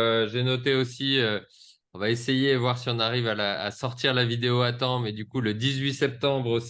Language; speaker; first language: French; native; French